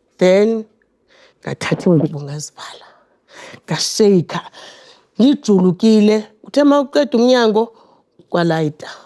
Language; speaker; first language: Zulu; non-native, local second language; Xhosa